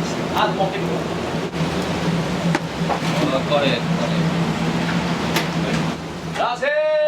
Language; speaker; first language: Japanese; native; Japanese